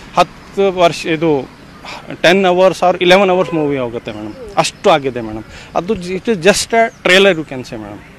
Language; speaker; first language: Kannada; non-native, fluent; Kashmiri